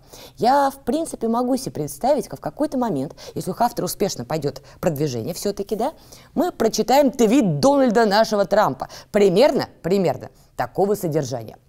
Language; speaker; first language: Russian; native; Russian